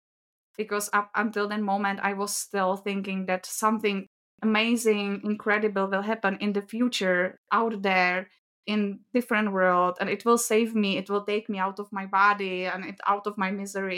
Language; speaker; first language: English; non-native, fluent; Czech